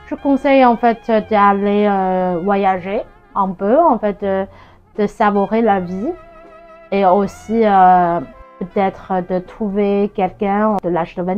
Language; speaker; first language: French; non-native, fluent; Chinese